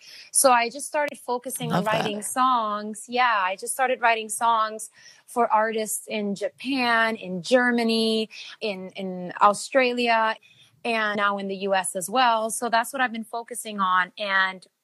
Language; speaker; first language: English; non-native, fluent; Albanian